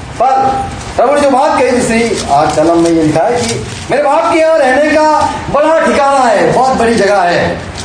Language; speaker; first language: Hindi; non-native, local second language; Gujarati